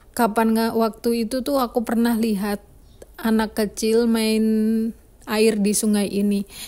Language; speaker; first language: Indonesian; native; Indonesian